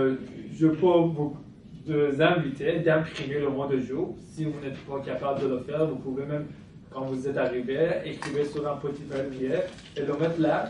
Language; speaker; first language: French; non-native, fluent; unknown